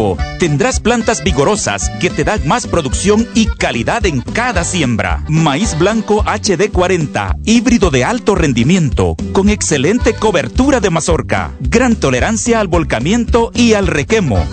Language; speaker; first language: Spanish; native; Spanish